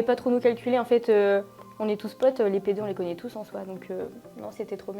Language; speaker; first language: French; native; French